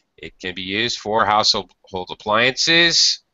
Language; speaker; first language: English; native; English